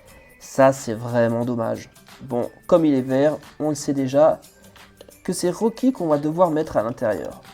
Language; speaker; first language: French; native; French